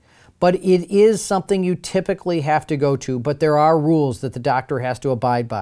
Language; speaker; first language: English; native; English